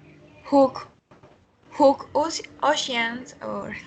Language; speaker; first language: English; non-native, learner; Spanish